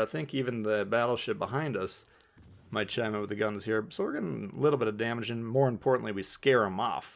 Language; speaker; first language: English; native; English